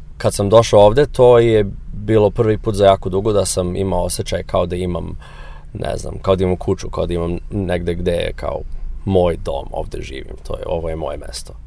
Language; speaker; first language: Serbian; non-native, fluent; English